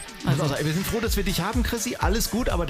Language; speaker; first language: German; native; German